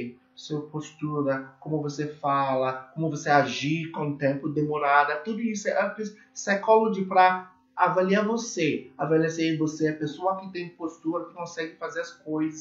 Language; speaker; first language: Portuguese; non-native, learner; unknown